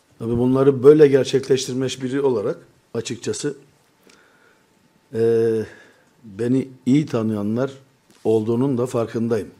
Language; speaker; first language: Turkish; native; Turkish